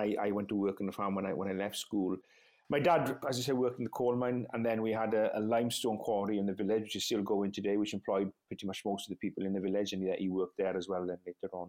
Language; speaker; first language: English; non-native, local second language; Welsh